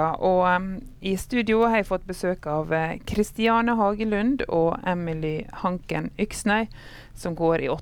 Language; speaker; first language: Norwegian; native; Norwegian